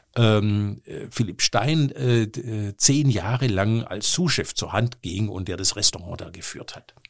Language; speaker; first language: German; native; German